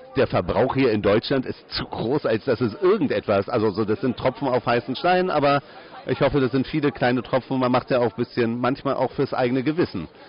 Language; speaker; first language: German; native; German